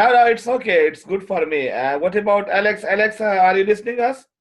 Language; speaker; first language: English; non-native, fluent; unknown